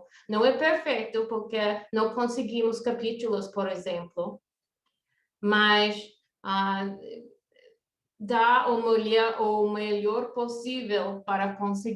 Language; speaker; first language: Portuguese; non-native, fluent; English